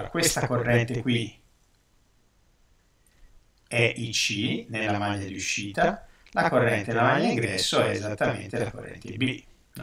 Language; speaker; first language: Italian; native; Italian